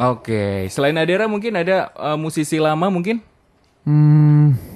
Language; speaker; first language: Indonesian; native; Indonesian